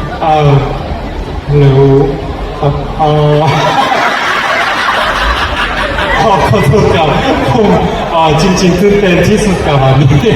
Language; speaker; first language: Thai; non-native, learner; Korean